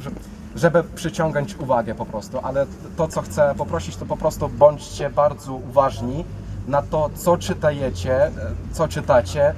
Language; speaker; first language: Polish; non-native, fluent; Ukrainian